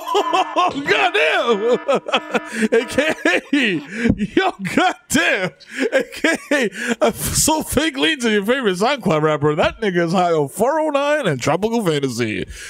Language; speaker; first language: English; early bilingual, other home language; Spanish